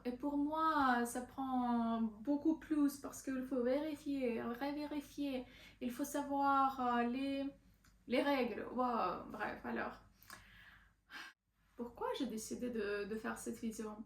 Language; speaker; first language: French; non-native, learner; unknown